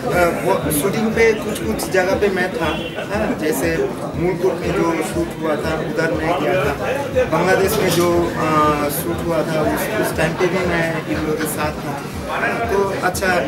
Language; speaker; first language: Hindi; non-native, fluent; Bangla